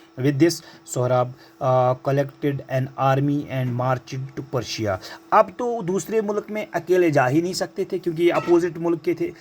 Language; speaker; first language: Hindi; native; Hindi